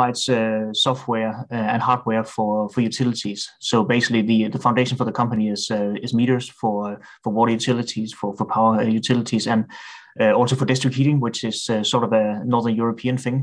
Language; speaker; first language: English; non-native, fluent; Danish